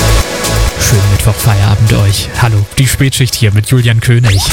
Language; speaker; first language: German; native; German